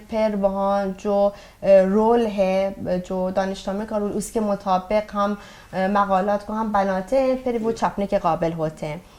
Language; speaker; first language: Urdu; non-native, fluent; Persian